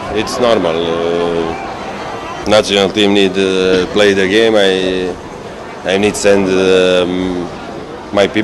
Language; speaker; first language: English; non-native, fluent; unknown